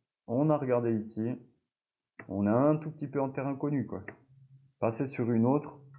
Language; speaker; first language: French; native; French